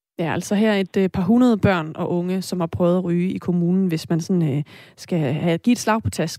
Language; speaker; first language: Danish; native; Danish